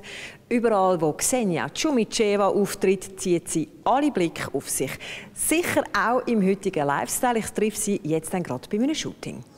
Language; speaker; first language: German; native; German